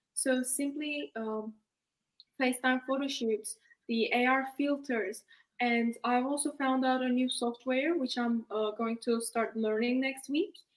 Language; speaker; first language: English; non-native, fluent; Turkish